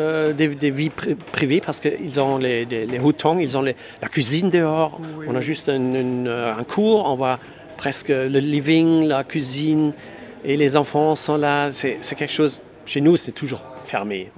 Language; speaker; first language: French; non-native, local second language; Luxembourgish